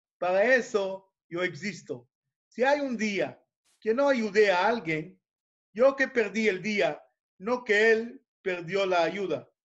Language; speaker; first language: Spanish; non-native, fluent; Hebrew